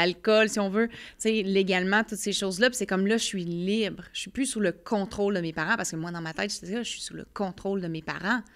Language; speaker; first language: French; native; French